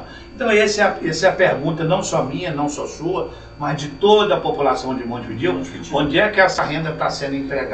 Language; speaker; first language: Portuguese; native; Portuguese